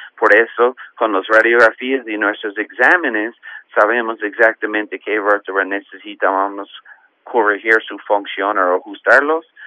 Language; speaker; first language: Spanish; non-native, fluent; English